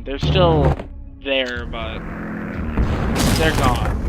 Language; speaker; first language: English; native; English